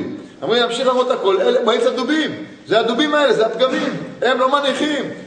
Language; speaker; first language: Hebrew; native; Hebrew